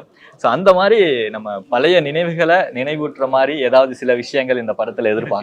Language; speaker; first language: Tamil; native; Tamil